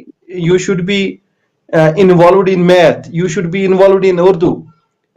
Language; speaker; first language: English; non-native, local second language; Kashmiri